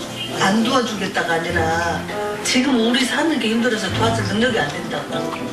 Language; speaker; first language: Korean; native; Korean